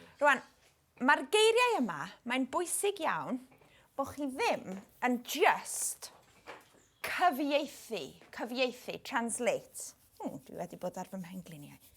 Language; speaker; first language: Welsh; native; Welsh